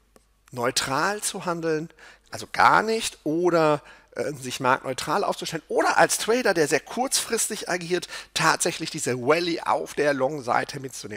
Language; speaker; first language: German; native; German